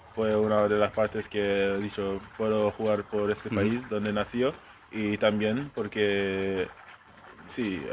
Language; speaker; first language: Spanish; non-native, fluent; English